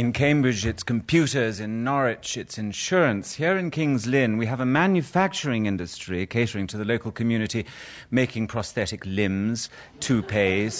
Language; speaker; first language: English; native; English